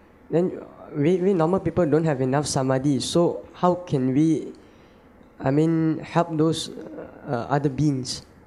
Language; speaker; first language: English; non-native, local second language; Chinese